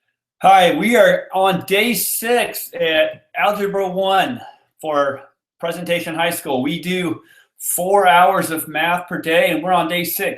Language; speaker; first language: English; native; English